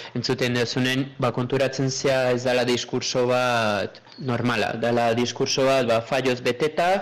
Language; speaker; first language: Basque; early bilingual, other home language; Portuguese